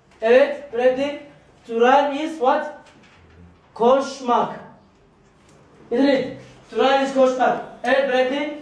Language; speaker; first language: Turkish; non-native, fluent; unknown